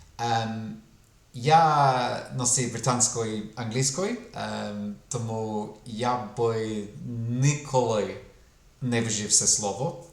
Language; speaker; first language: Ukrainian; non-native, fluent; English